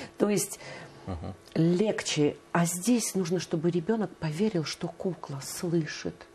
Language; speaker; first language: Russian; native; Russian